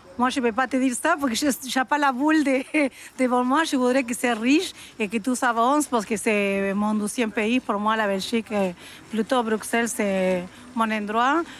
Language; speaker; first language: French; non-native, fluent; Spanish